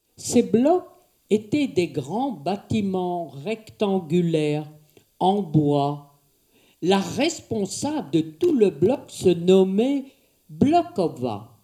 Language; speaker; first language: French; native; French